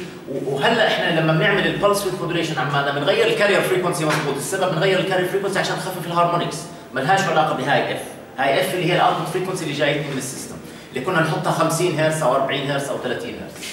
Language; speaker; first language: Arabic; native; Arabic